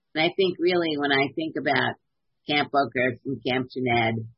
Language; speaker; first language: English; native; English